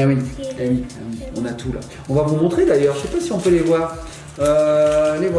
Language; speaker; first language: French; native; French